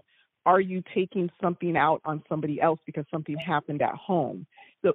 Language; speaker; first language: English; native; English